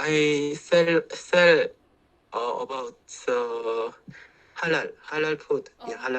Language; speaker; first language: English; non-native, learner; Korean